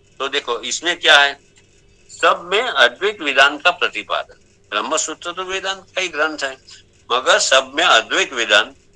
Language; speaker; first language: Hindi; non-native, local second language; Gujarati